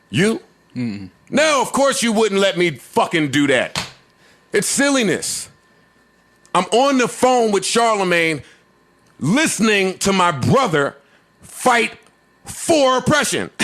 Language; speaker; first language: English; native; English